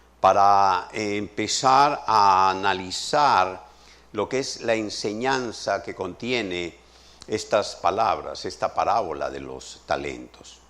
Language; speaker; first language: Spanish; native; Spanish